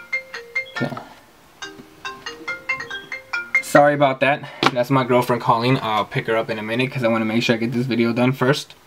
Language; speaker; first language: English; native; English